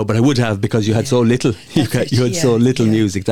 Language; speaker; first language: English; native; English